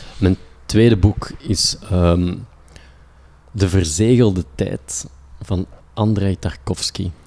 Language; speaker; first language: Dutch; native; Dutch